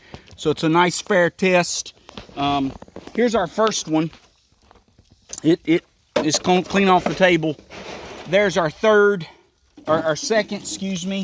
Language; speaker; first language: English; native; English